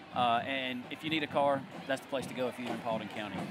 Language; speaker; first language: English; native; English